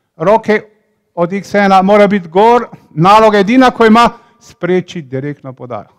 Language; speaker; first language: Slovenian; native; Slovenian